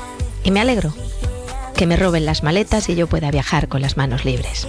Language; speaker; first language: Spanish; native; Spanish